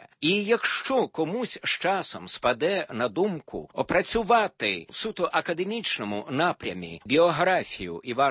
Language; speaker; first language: Ukrainian; native; Ukrainian